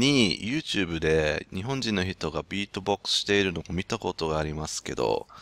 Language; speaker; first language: Japanese; non-native, learner; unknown